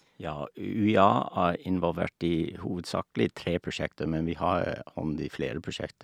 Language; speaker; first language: Norwegian; non-native, fluent; English